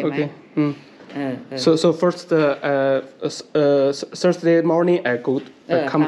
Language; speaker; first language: English; non-native, learner; Chinese